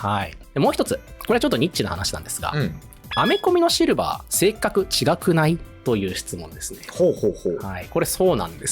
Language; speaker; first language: Japanese; native; Japanese